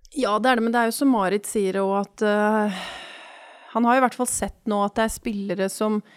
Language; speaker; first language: Norwegian; native; Norwegian